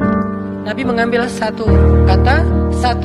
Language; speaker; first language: Indonesian; native; Indonesian